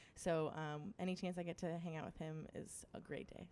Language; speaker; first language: English; native; English